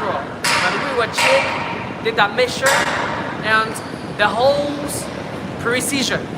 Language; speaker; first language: English; non-native, learner; Chinese